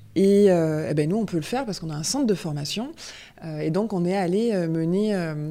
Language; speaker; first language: French; native; French